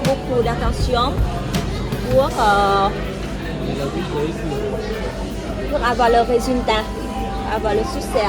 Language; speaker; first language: French; non-native, fluent; Vietnamese